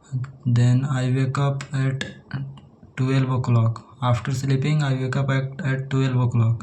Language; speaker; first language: English; non-native, learner; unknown